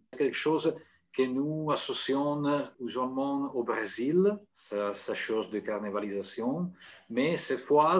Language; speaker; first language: French; non-native, fluent; Italian